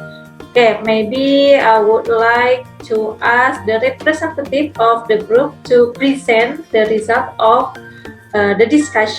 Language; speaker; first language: English; non-native, fluent; Indonesian